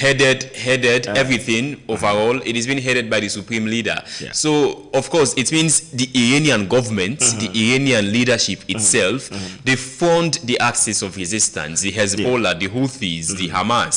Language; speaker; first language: English; non-native, local second language; Krio